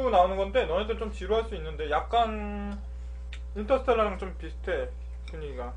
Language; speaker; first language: Korean; native; Korean